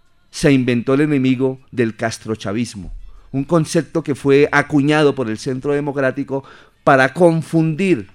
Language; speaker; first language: Spanish; native; Spanish